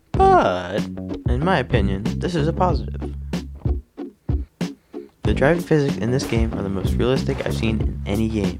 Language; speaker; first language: English; native; English